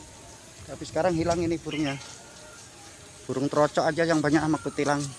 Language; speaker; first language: Indonesian; non-native, local second language; Javanese